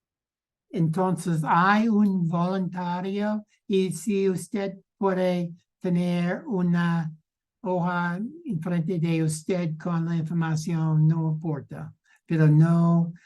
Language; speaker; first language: Spanish; non-native, learner; English